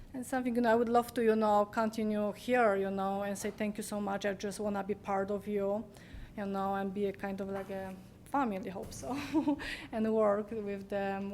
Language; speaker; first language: English; non-native, learner; Polish